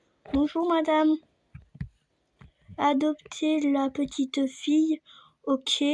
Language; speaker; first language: French; native; French